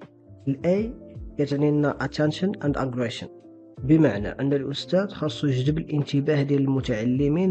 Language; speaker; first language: Arabic; native; Arabic